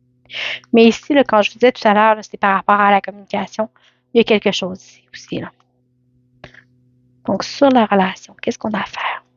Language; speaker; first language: French; native; French